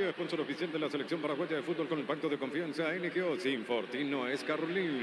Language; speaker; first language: Spanish; native; Spanish